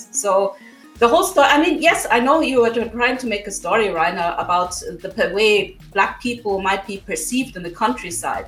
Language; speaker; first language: English; non-native, local second language; German